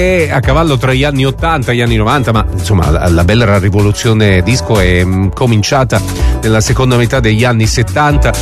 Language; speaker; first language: Italian; native; Italian